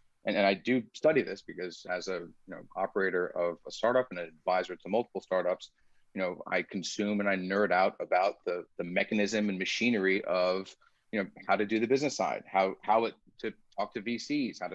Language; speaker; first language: English; early bilingual, other home language; Persian